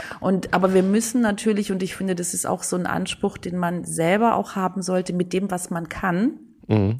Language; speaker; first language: German; early bilingual, other home language; Greek